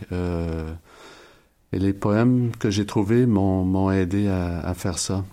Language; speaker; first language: French; native; French